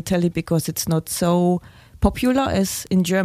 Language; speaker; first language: English; non-native, fluent; German